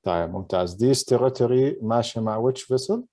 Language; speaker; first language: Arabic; native; Arabic